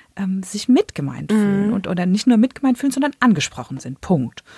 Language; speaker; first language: German; native; German